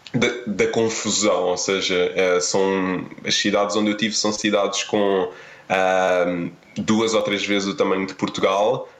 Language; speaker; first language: Portuguese; native; Portuguese